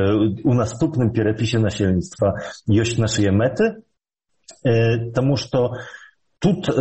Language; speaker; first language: Belarusian; early bilingual, heritage; Polish